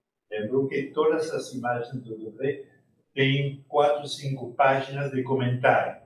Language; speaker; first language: Portuguese; non-native, fluent; French